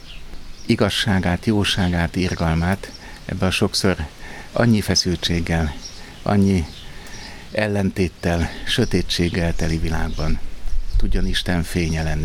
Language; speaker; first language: Hungarian; native; Hungarian